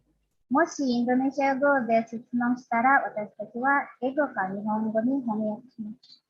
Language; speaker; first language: Japanese; non-native, fluent; Indonesian